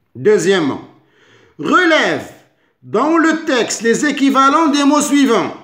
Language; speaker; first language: French; non-native, local second language; Arabic